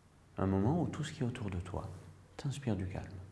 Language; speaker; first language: French; native; French